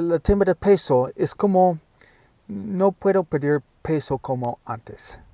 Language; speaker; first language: Spanish; non-native, learner; English